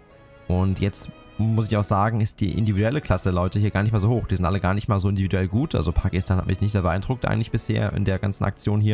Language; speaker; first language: German; native; German